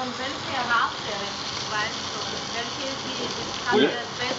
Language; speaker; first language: German; non-native, fluent; Bulgarian